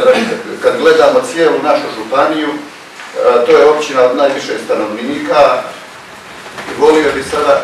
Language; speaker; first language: Croatian; native; Croatian